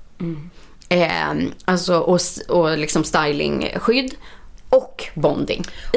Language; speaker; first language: Swedish; native; Swedish